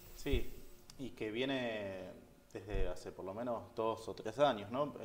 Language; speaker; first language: Spanish; native; Spanish